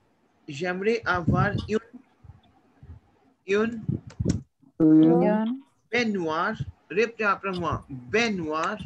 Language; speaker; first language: French; non-native, learner; Hindi